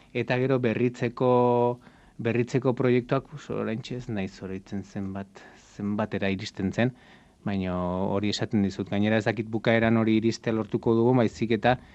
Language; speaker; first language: Basque; native; Basque